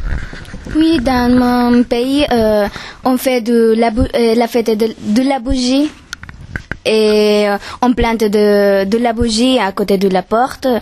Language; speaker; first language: French; non-native, learner; Russian